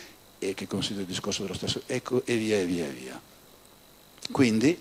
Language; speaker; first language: Italian; native; Italian